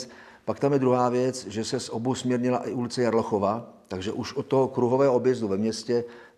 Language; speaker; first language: Czech; native; Czech